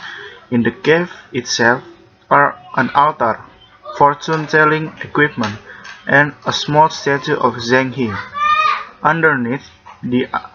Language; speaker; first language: English; non-native, learner; Indonesian